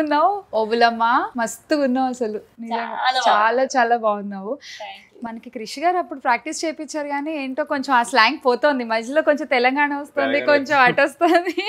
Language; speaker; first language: Telugu; native; Telugu